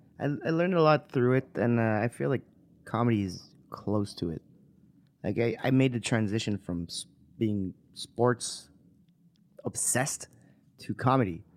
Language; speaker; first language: English; non-native, local second language; French